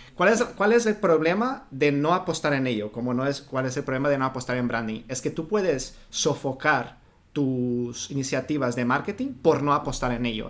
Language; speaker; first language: Spanish; non-native, fluent; Portuguese